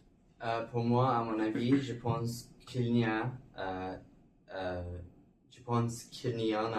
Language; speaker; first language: French; non-native, learner; English